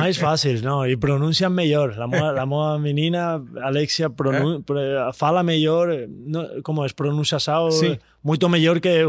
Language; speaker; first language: Portuguese; non-native, learner; Spanish